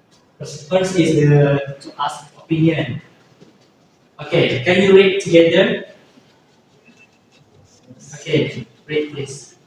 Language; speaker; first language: English; non-native, learner; Indonesian